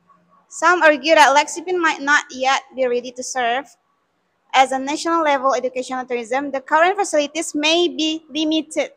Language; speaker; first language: English; non-native, learner; Indonesian